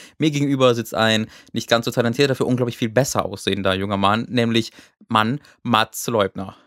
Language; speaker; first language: German; native; German